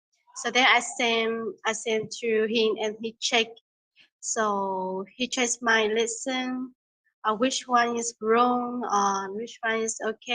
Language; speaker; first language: English; non-native, learner; Vietnamese